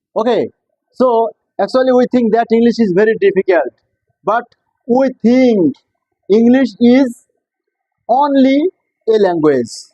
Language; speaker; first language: English; non-native, local second language; Bangla